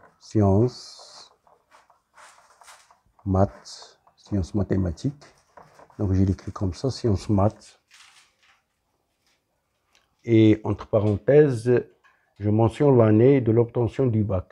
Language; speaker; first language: French; non-native, local second language; Arabic